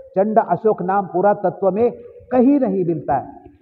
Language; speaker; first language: Hindi; non-native, local second language; Marathi